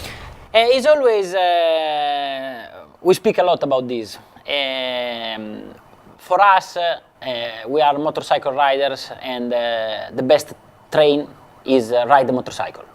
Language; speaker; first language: English; non-native, fluent; Italian